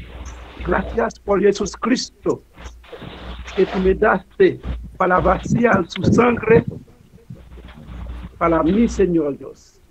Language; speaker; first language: Spanish; non-native, learner; Haitian Creole